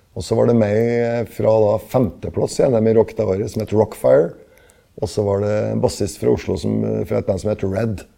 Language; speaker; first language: Norwegian; native; Norwegian